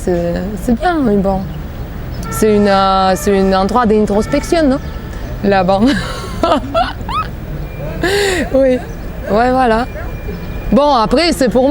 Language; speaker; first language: French; non-native, fluent; Bulgarian